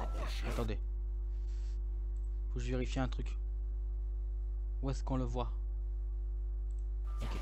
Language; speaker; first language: French; native; French